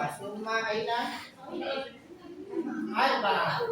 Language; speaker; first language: Arabic; non-native, learner; Malay